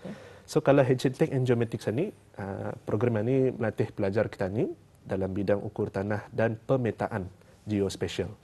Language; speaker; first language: Malay; native; Malay